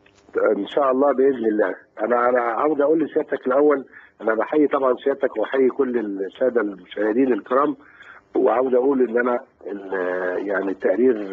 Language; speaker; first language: Arabic; native; Arabic